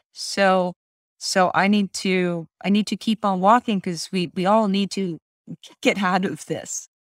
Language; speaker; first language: English; non-native, fluent; Swedish